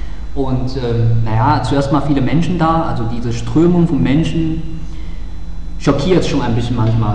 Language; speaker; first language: German; non-native, fluent; Chinese